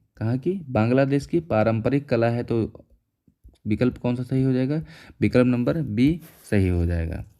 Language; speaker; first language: Hindi; native; Hindi